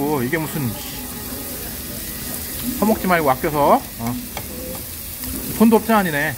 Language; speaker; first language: Korean; native; Korean